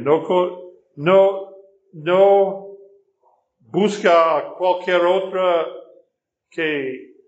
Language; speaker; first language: Spanish; non-native, fluent; English